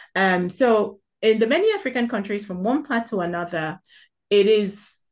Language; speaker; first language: English; non-native, local second language; Igbo